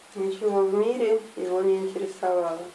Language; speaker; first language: Russian; native; Russian